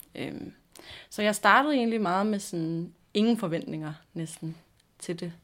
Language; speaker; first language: Danish; native; Danish